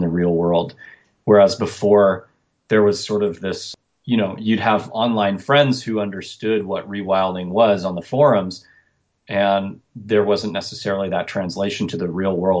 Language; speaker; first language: English; native; English